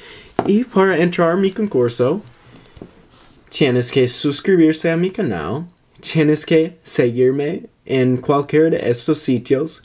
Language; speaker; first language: Spanish; early bilingual, heritage; English